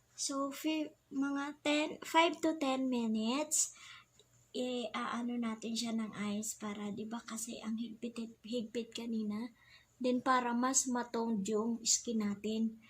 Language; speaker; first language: Filipino; non-native, local second language; Bikol